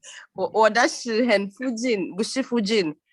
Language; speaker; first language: Chinese; non-native, learner; Swahili